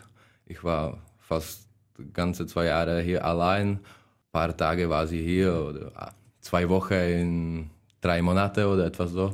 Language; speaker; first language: German; non-native, learner; Czech